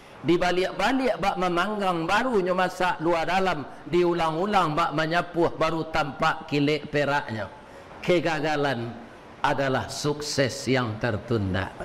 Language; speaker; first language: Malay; non-native, local second language; Minangkabau